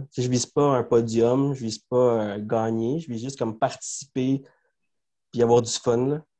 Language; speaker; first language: French; early bilingual, other home language; Spanish